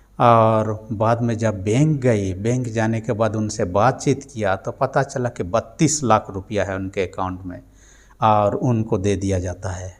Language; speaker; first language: Hindi; native; Hindi